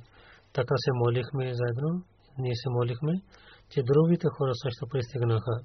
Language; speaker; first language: Bulgarian; non-native, learner; Urdu